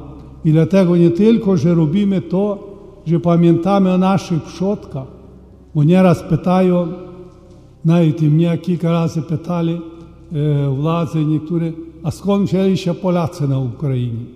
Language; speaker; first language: Polish; early bilingual, heritage; Polish